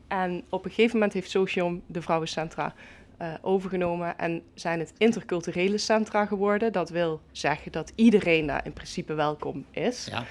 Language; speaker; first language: Dutch; native; Dutch